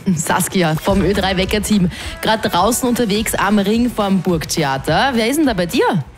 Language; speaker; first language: German; native; German